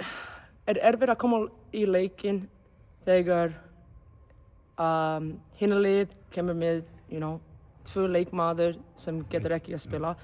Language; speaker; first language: Icelandic; non-native, learner; English